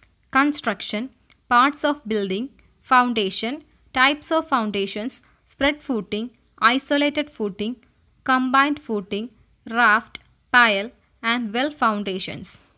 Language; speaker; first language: English; non-native, local second language; Malayalam